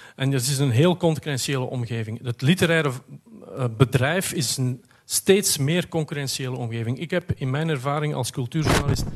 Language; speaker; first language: Dutch; native; Dutch